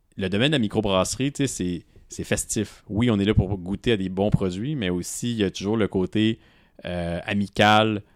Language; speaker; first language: French; native; French